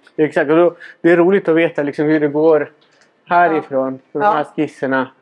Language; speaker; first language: Swedish; non-native, fluent; Spanish